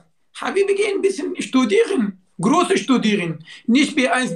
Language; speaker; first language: German; non-native, learner; Arabic